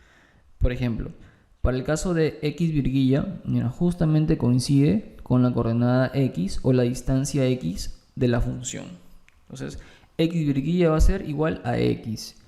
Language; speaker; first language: Spanish; native; Spanish